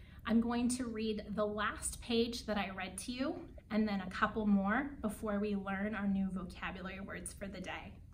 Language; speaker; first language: English; native; English